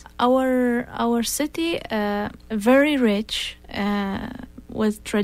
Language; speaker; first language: English; non-native, fluent; Arabic